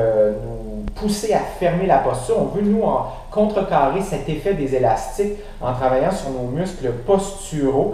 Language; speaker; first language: French; native; French